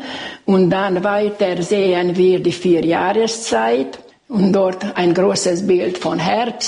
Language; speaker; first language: German; non-native, local second language; Hungarian